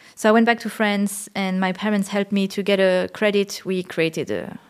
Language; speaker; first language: English; non-native, fluent; French